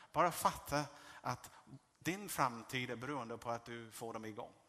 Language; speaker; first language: Swedish; non-native, fluent; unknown